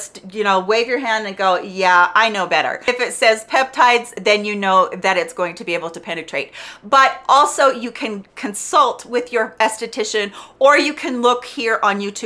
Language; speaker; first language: English; native; English